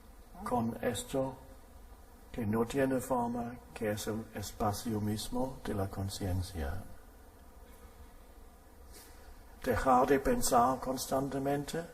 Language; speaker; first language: Spanish; non-native, fluent; German